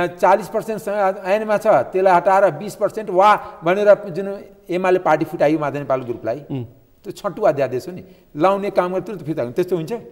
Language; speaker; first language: Nepali; non-native, local second language; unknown